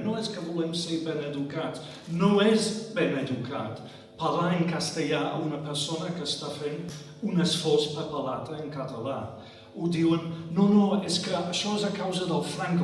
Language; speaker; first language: Catalan; non-native, fluent; English